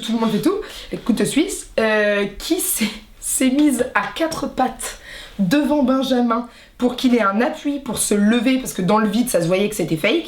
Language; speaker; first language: French; native; French